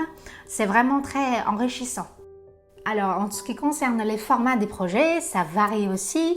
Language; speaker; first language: French; non-native, fluent; Vietnamese